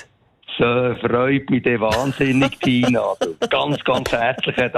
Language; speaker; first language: German; native; German